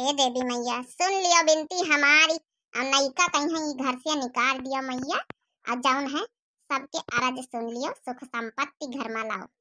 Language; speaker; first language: Hindi; native; Hindi